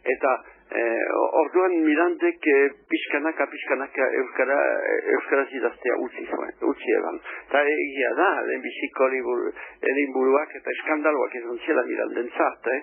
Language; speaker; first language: Basque; early bilingual, heritage; French